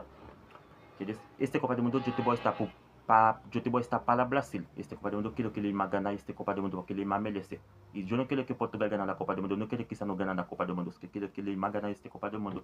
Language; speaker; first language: Spanish; non-native, learner; Haitian Creole